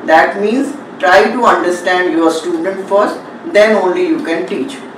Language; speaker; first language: English; non-native, local second language; Punjabi